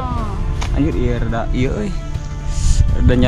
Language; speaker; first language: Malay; non-native, local second language; Sundanese